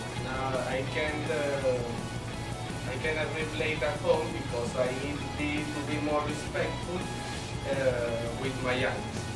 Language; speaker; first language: English; non-native, learner; Spanish